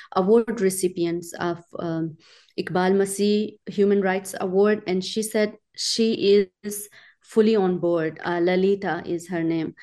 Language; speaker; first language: English; non-native, local second language; Urdu